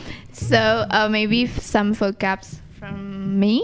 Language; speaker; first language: English; early bilingual, other home language; Indonesian